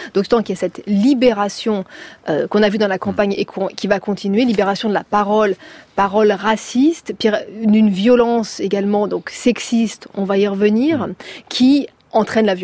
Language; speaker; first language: French; native; French